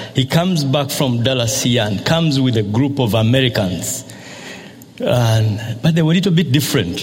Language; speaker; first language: English; non-native, local second language; Ganda